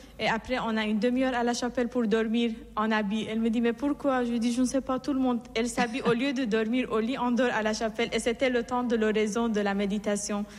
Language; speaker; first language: French; non-native, fluent; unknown